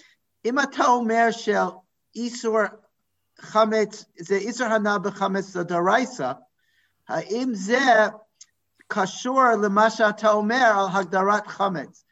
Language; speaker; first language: Hebrew; non-native, fluent; English